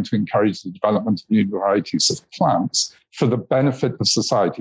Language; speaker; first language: English; native; English